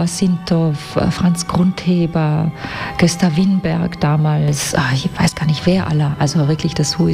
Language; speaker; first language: German; native; German